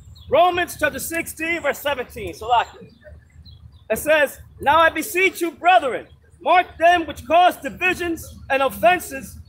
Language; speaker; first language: English; native; English